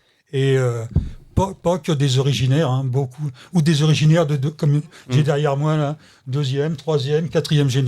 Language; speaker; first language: French; native; French